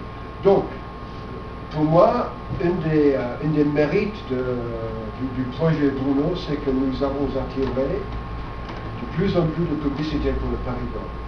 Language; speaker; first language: French; non-native, fluent; English